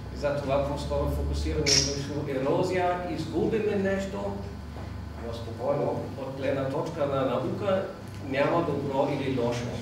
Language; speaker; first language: Bulgarian; non-native, fluent; German